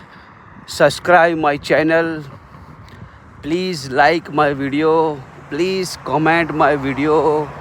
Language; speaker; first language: English; non-native, learner; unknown